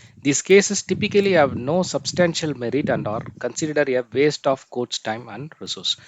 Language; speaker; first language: English; non-native, local second language; Tamil